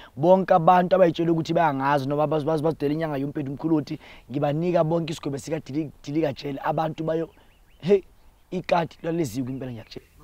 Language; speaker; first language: Zulu; non-native, local second language; Northern Sotho